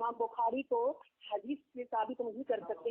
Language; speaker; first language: Hindi; native; Hindi